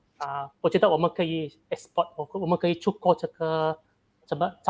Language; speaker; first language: Chinese; non-native, local second language; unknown